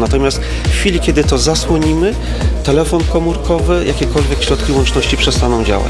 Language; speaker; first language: Polish; native; Polish